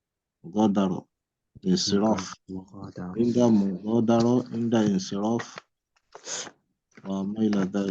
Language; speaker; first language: Arabic; non-native, fluent; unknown